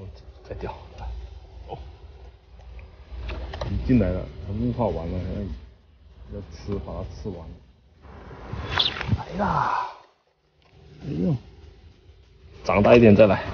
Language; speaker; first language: Chinese; native; Chinese